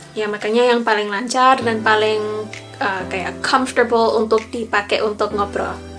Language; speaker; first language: Indonesian; early bilingual, other home language; English